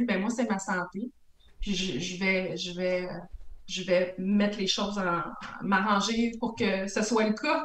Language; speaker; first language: French; native; French